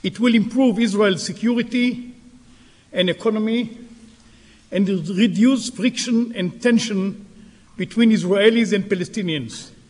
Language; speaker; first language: English; non-native, fluent; Hebrew